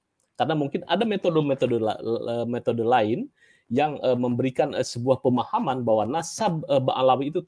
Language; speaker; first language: Indonesian; native; Indonesian